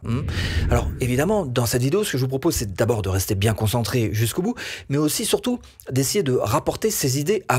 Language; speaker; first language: French; native; French